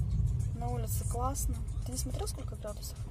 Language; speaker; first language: Russian; native; Russian